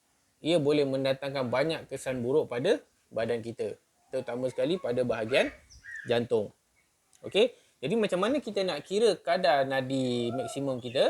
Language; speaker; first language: Malay; native; Malay